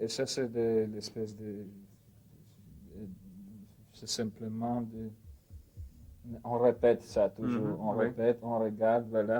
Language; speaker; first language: French; non-native, fluent; Polish